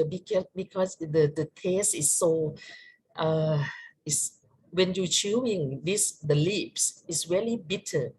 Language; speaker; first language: English; non-native, learner; Thai